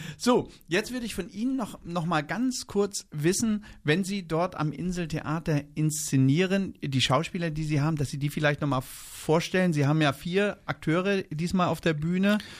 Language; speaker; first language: German; native; German